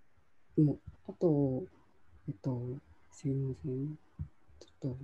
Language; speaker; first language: Japanese; non-native, local second language; Chinese